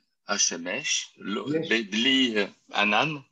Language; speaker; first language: Hebrew; non-native, learner; French